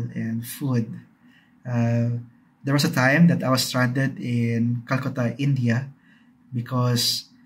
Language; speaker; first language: English; non-native, local second language; Bikol